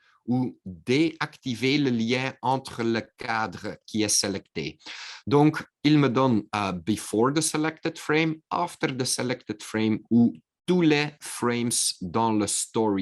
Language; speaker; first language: French; non-native, local second language; Dutch